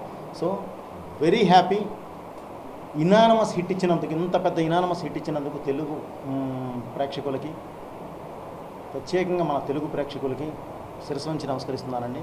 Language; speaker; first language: Telugu; native; Telugu